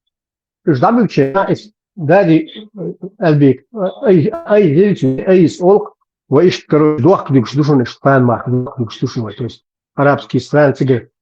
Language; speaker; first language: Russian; non-native, local second language; Chechen